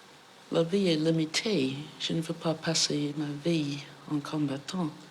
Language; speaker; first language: French; non-native, fluent; English